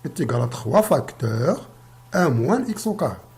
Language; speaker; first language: French; non-native, local second language; Arabic